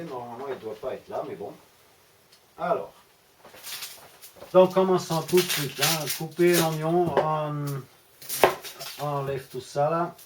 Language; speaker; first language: French; non-native, fluent; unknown